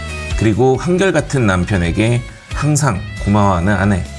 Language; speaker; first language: Korean; native; Korean